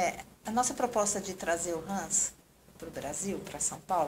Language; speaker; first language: Portuguese; native; Portuguese